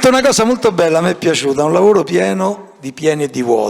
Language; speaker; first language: Italian; native; Italian